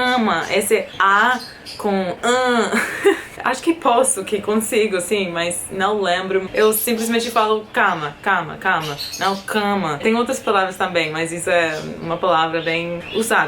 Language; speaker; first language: Portuguese; non-native, fluent; English